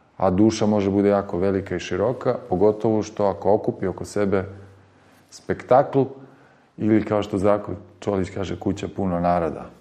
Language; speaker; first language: Serbian; native; Serbian